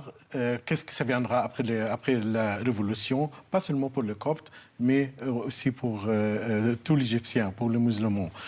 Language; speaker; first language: French; non-native, fluent; Arabic